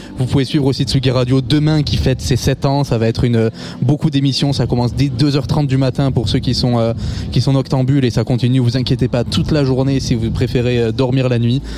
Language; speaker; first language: French; native; French